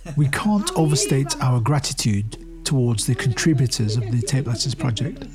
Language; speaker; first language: English; early bilingual, other home language; Urdu